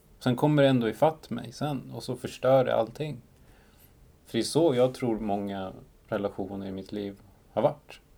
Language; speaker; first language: Swedish; early bilingual, other home language; Spanish